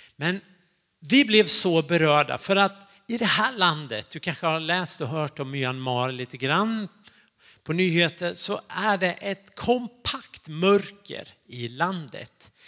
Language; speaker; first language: Swedish; native; Swedish